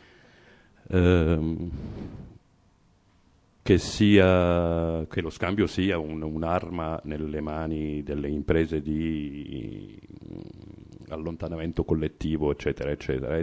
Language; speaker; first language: Italian; non-native, fluent; Arabic